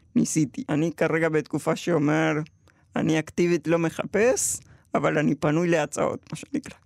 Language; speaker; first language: Hebrew; early bilingual, other home language; Spanish